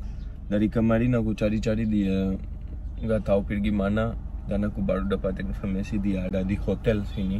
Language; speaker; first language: Indonesian; non-native, fluent; Urdu